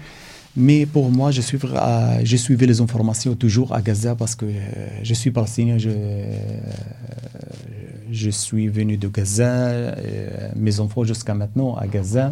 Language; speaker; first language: French; non-native, fluent; Arabic